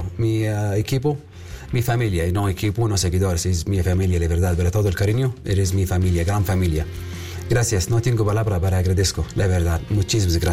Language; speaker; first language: Spanish; non-native, learner; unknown